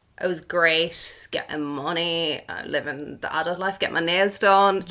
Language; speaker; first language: English; non-native, local second language; Irish